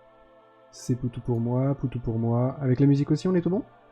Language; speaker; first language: French; native; French